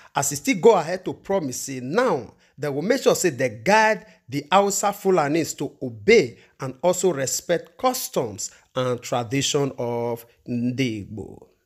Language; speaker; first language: Nigerian Pidgin; non-native, local second language; Igbo